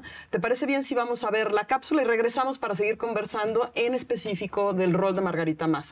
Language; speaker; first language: Spanish; native; Spanish